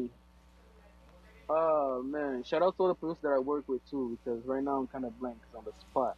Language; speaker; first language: English; non-native, fluent; Portuguese